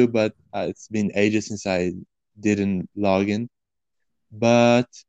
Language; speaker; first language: English; non-native, fluent; Portuguese